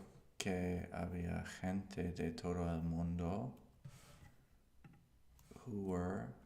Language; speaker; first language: Spanish; non-native, learner; English